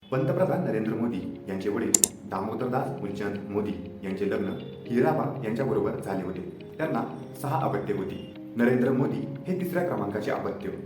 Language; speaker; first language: Marathi; native; Marathi